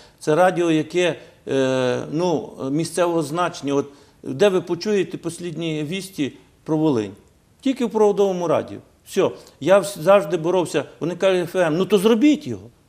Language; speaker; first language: Ukrainian; native; Ukrainian